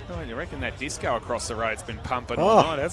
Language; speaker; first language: English; native; English